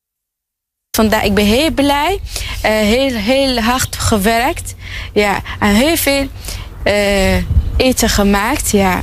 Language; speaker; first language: Dutch; non-native, learner; Arabic